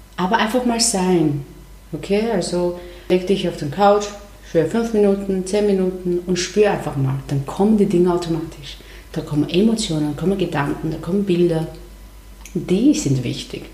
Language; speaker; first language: German; non-native, fluent; Chinese